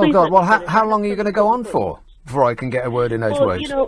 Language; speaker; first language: English; native; English